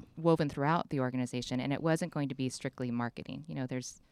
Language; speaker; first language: English; native; English